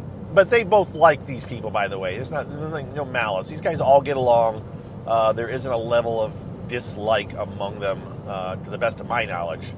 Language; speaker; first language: English; native; English